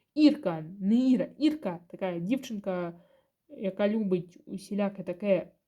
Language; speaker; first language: Ukrainian; non-native, local second language; Russian